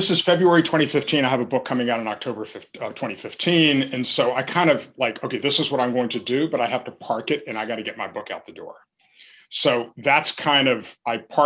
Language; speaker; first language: English; native; English